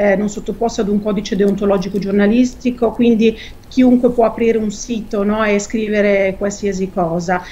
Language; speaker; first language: Italian; native; Italian